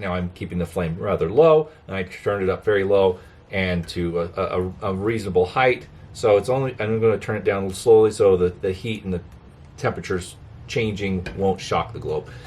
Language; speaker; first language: English; native; English